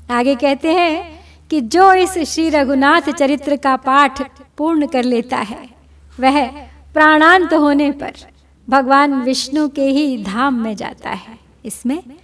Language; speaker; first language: Hindi; native; Hindi